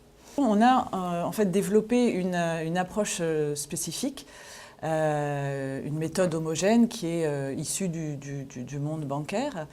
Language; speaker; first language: French; native; French